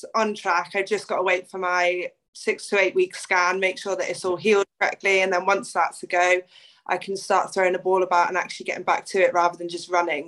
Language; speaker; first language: English; native; English